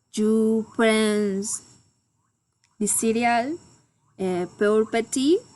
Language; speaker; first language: French; non-native, learner; Spanish